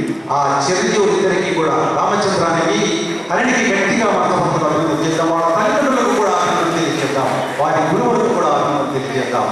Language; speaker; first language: Telugu; native; Telugu